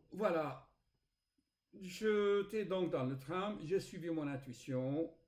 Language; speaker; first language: French; non-native, fluent; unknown